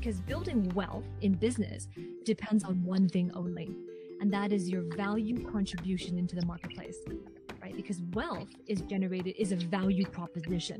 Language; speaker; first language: English; non-native, local second language; Cantonese